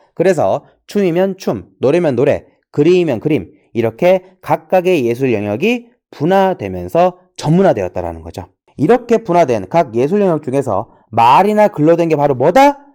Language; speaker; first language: Korean; native; Korean